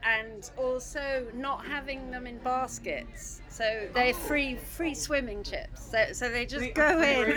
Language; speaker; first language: English; native; English